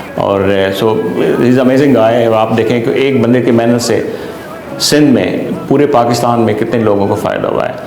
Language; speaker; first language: Urdu; non-native, local second language; Sindhi